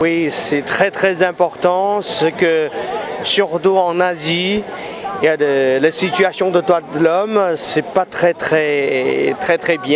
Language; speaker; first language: French; non-native, fluent; Chinese